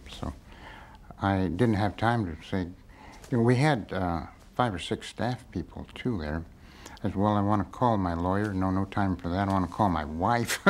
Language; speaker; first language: English; native; English